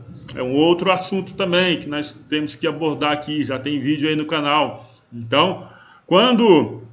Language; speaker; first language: Portuguese; native; Portuguese